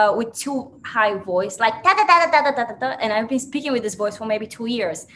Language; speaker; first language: English; non-native, fluent; Bulgarian